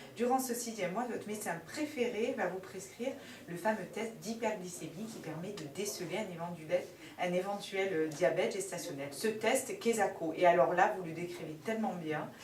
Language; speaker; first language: French; native; French